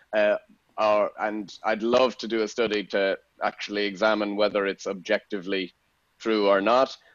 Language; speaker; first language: English; native; English